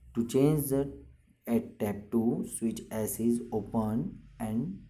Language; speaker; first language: English; non-native, local second language; Gujarati